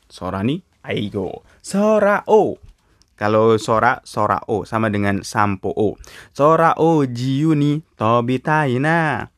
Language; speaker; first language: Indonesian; native; Indonesian